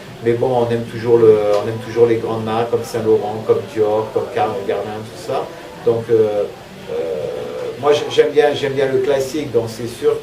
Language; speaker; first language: French; native; French